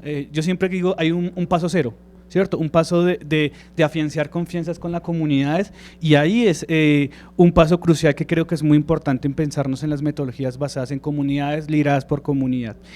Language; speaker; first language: Spanish; native; Spanish